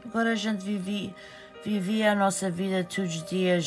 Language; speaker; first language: Portuguese; early bilingual, heritage; Portuguese